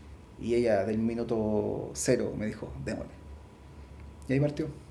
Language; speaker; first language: Spanish; native; Spanish